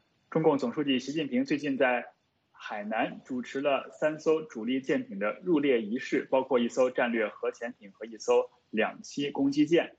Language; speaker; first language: Chinese; native; Chinese